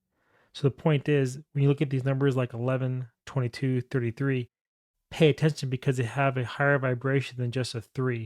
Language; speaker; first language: English; native; English